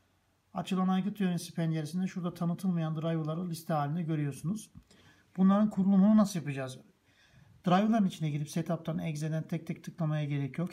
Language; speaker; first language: Turkish; native; Turkish